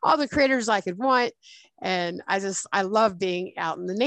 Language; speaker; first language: English; native; English